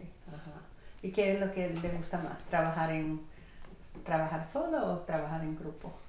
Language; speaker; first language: Spanish; non-native, fluent; English